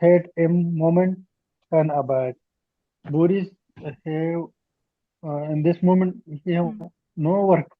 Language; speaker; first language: English; non-native, learner; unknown